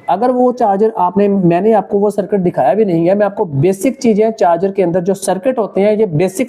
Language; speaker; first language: Hindi; native; Hindi